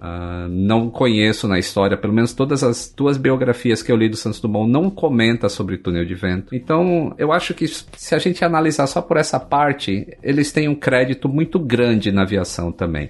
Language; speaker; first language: Portuguese; native; Portuguese